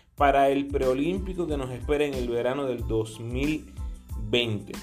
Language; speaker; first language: Spanish; native; Spanish